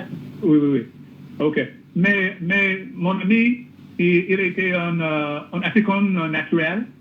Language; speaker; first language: French; non-native, learner; English